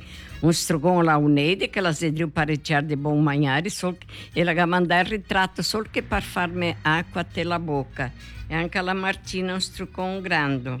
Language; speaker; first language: Italian; early bilingual, heritage; Portuguese